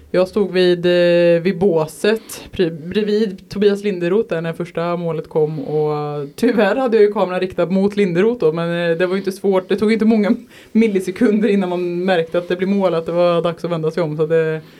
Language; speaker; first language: Swedish; native; Swedish